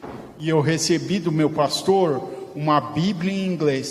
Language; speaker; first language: Portuguese; non-native, fluent; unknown